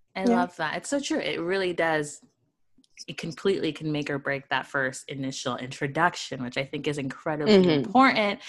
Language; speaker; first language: English; native; English